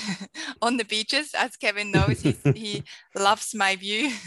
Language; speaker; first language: English; non-native, fluent; Swiss German